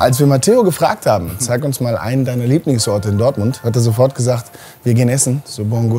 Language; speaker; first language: German; native; German